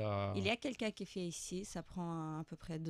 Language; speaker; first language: French; non-native, learner; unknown